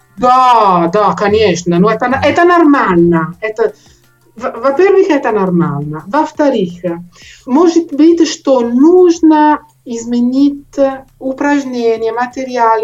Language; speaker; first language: Russian; non-native, learner; Italian